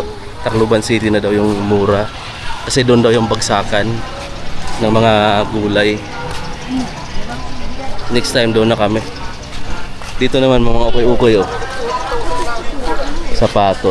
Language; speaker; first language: Filipino; non-native, local second language; Waray